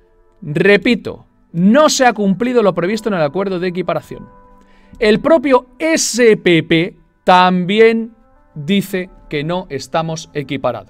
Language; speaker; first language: Spanish; native; Spanish